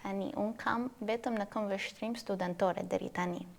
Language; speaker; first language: Albanian; early bilingual, heritage; Albanian